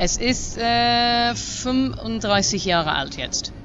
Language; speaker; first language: German; non-native, fluent; English